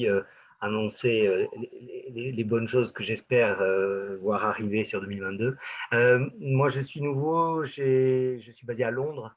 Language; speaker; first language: French; native; French